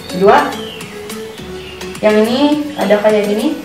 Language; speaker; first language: Indonesian; native; Indonesian